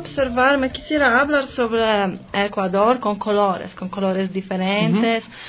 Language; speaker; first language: Spanish; non-native, learner; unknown